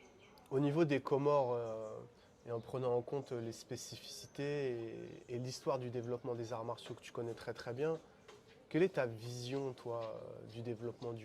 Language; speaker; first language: French; native; French